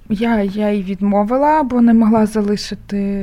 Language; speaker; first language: Polish; non-native, learner; Ukrainian